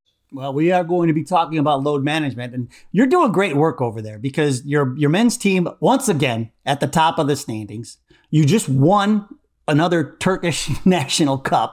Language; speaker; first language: English; native; English